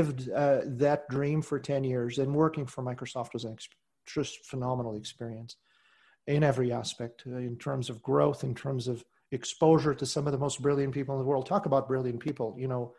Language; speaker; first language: English; non-native, fluent; Portuguese